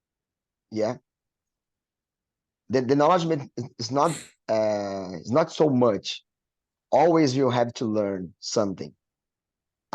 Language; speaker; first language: English; non-native, learner; Portuguese